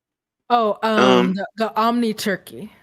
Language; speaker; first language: English; native; English